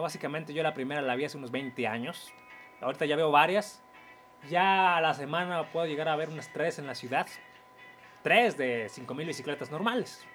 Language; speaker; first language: Spanish; native; Spanish